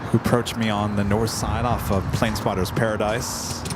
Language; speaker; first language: English; native; English